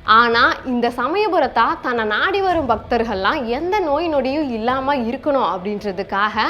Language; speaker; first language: Tamil; native; Tamil